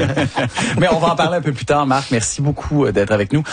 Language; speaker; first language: French; native; French